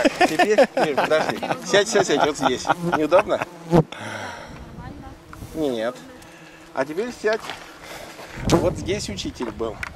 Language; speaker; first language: Russian; native; Russian